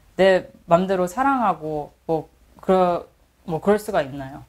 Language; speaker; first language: Korean; early bilingual, heritage; Korean